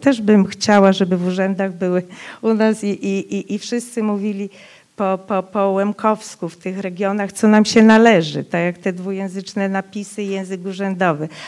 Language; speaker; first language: Polish; non-native, local second language; Rusyn